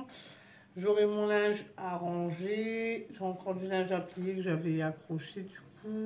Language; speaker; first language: French; native; French